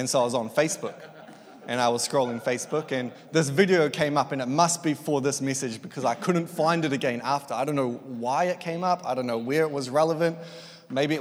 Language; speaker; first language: English; native; English